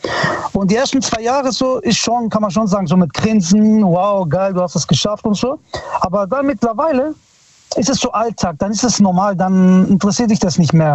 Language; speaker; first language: German; early bilingual, other home language; Italian